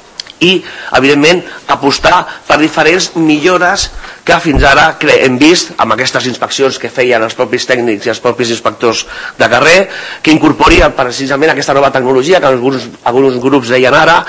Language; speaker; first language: Catalan; native; Catalan